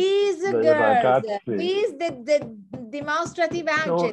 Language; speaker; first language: English; non-native, fluent; Italian